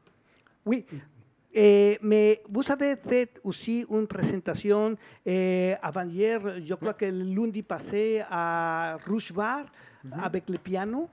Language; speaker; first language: French; non-native, fluent; Spanish